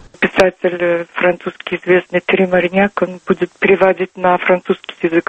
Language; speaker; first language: Russian; non-native, local second language; Turkmen